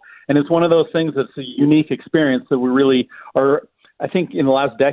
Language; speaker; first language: English; native; English